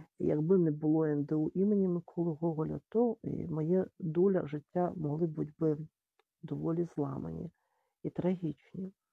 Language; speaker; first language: Ukrainian; native; Ukrainian